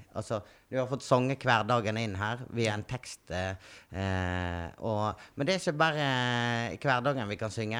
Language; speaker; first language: Norwegian; native; Norwegian